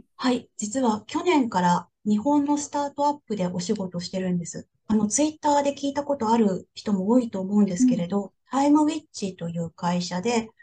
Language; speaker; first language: Japanese; native; Japanese